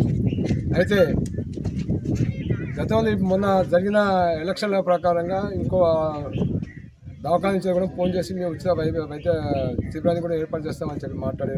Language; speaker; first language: Telugu; native; Telugu